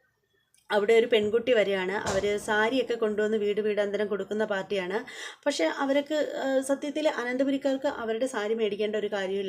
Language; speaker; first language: Malayalam; native; Malayalam